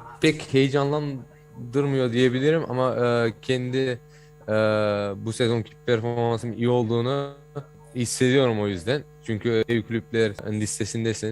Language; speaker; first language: Turkish; early bilingual, heritage; Turkish